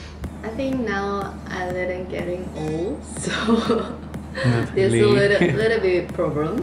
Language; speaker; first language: English; non-native, learner; Korean